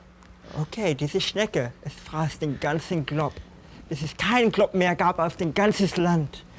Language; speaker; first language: German; non-native, fluent; English